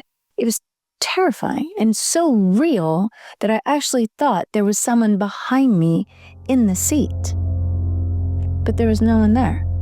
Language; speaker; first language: English; native; English